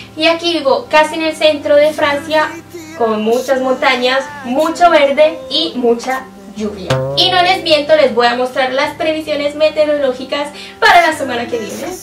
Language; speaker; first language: Spanish; native; Spanish